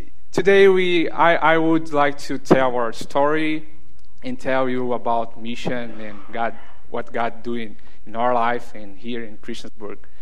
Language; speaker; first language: English; non-native, learner; Portuguese